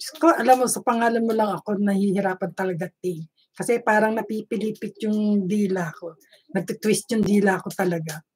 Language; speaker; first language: Filipino; native; Filipino